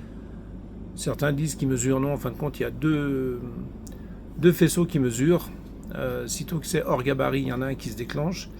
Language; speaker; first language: French; native; French